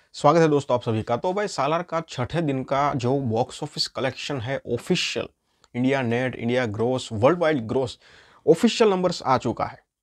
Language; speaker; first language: Hindi; non-native, local second language; Gujarati